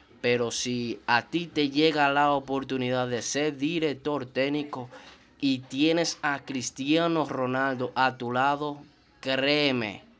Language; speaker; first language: Spanish; native; Spanish